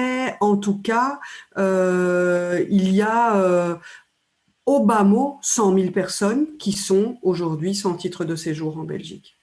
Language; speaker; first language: French; native; French